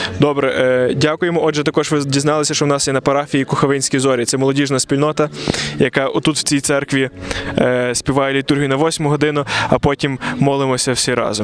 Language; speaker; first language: Ukrainian; native; Ukrainian